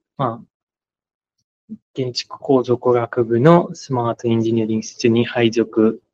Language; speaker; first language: Japanese; non-native, fluent; Nepali